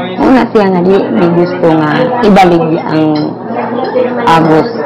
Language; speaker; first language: Cebuano; non-native, local second language; Maranao